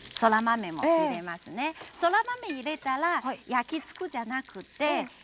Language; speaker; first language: Japanese; non-native, fluent; Chinese